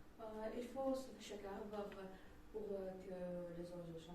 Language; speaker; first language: French; non-native, learner; Russian